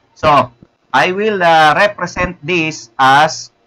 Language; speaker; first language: English; non-native, local second language; Filipino